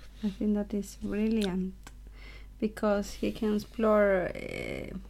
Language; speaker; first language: English; non-native, learner; Spanish